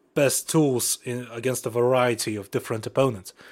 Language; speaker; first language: English; non-native, fluent; Russian